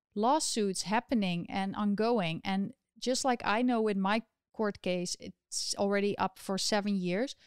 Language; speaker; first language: English; non-native, fluent; Dutch